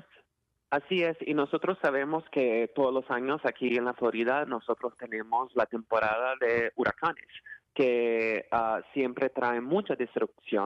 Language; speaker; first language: Spanish; non-native, fluent; Portuguese